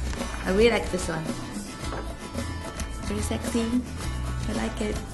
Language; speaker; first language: English; non-native, fluent; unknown